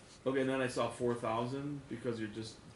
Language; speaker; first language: English; native; English